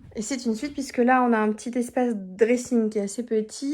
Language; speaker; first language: French; native; French